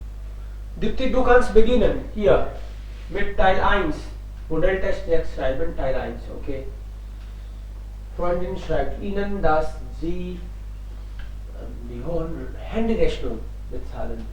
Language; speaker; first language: German; non-native, fluent; Hindi